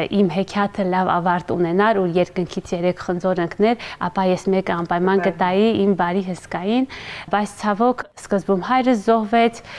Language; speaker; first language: Armenian; native; Armenian